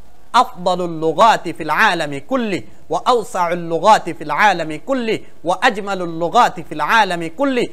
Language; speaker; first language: Arabic; non-native, fluent; Bangla